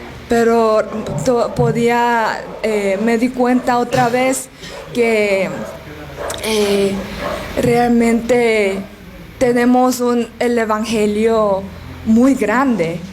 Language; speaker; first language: Spanish; non-native, learner; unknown